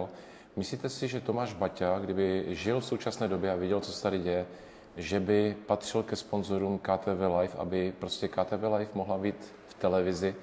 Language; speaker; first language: Czech; native; Czech